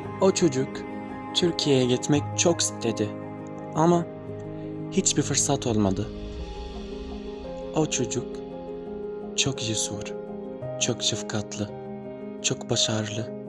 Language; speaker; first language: Turkish; non-native, learner; Arabic